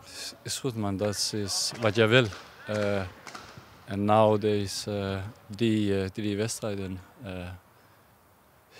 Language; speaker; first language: Dutch; non-native, learner; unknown